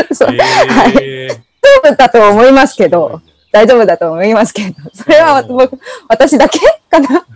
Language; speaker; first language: Japanese; non-native, learner; English